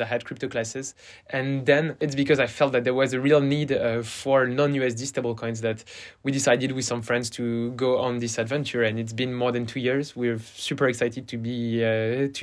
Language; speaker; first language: English; non-native, fluent; French